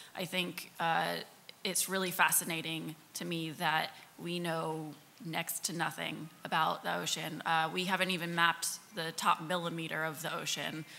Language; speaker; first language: English; native; English